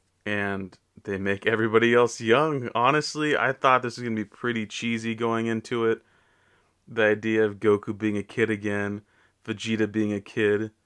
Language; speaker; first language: English; native; English